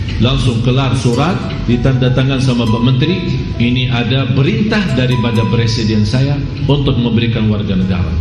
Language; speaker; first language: Malay; non-native, fluent; Arabic